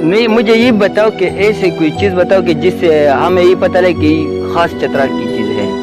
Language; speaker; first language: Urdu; non-native, local second language; Pashto